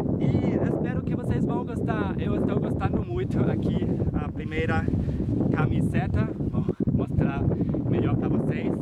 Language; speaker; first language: Portuguese; non-native, fluent; German